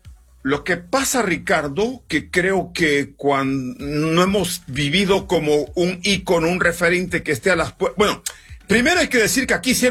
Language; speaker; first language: Spanish; non-native, learner; Portuguese